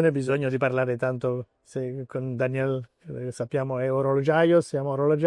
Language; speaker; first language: Italian; non-native, learner; French